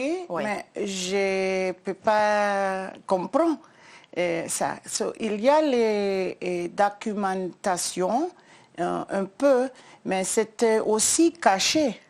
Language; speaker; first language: French; non-native, learner; English